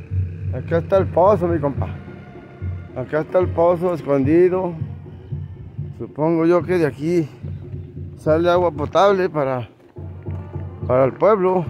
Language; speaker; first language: Spanish; native; Spanish